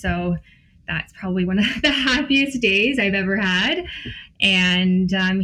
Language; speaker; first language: English; native; English